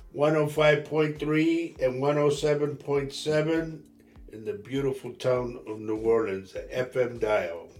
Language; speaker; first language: English; native; English